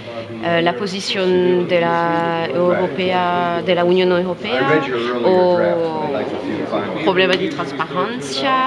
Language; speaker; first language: Spanish; non-native, fluent; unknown